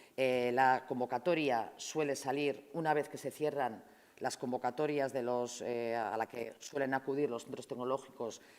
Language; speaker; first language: Spanish; native; Spanish